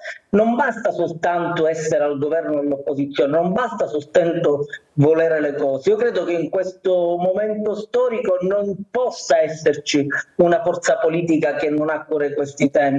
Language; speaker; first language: Italian; native; Italian